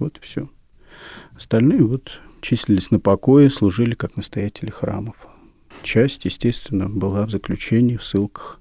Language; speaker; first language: Russian; native; Russian